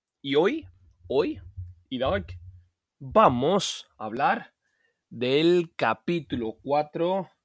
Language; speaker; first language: Spanish; non-native, fluent; Norwegian